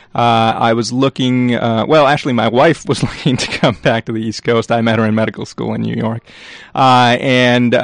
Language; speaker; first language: English; early bilingual, other home language; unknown